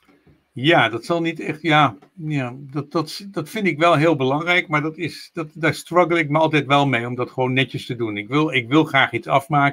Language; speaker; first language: Dutch; native; Dutch